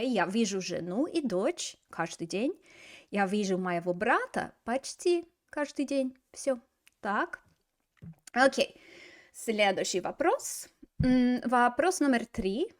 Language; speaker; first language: Russian; non-native, fluent; English